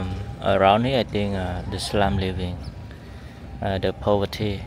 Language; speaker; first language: English; non-native, learner; Khmer